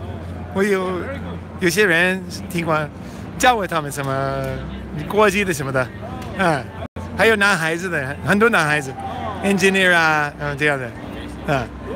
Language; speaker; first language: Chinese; non-native, learner; English